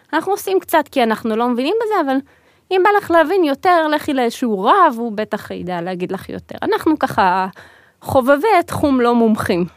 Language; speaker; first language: Hebrew; early bilingual, other home language; Russian